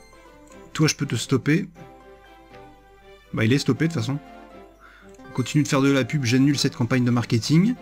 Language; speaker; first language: French; native; French